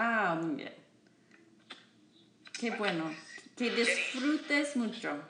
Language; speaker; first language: Spanish; non-native, learner; English